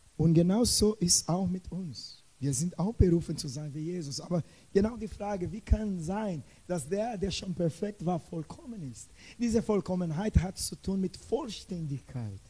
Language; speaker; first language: German; non-native, fluent; Portuguese